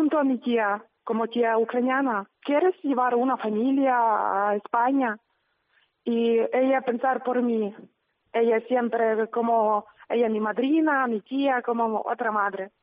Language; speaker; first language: Spanish; non-native, learner; Ukrainian